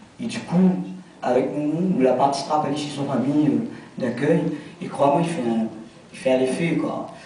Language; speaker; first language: French; non-native, local second language; Réunion Creole French